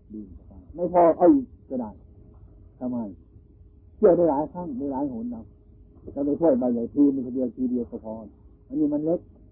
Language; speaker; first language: Thai; native; Thai